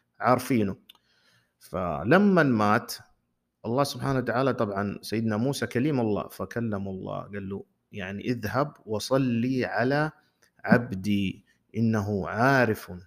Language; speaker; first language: Arabic; native; Arabic